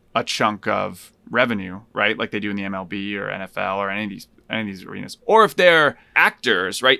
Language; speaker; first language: English; native; English